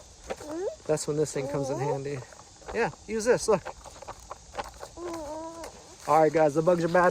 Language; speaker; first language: English; native; English